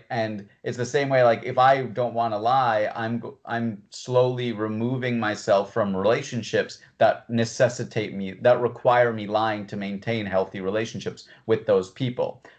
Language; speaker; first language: English; native; English